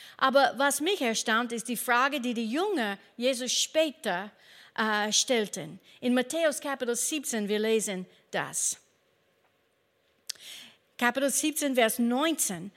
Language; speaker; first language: German; non-native, fluent; English